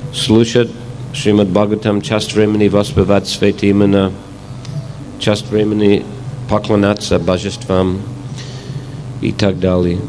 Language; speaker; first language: Russian; non-native, fluent; English